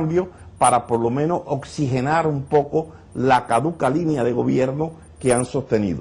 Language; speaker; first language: Spanish; native; Spanish